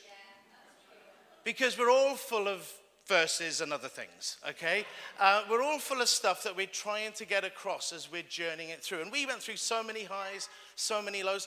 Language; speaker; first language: English; native; English